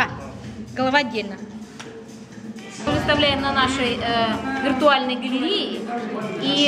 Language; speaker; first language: Russian; native; Russian